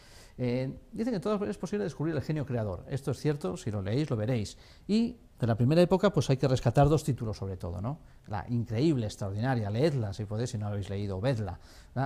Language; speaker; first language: Spanish; native; Spanish